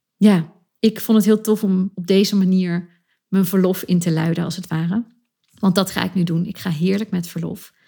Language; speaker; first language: Dutch; native; Dutch